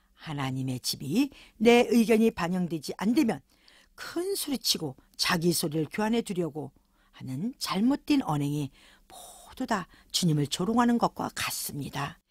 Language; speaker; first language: Korean; native; Korean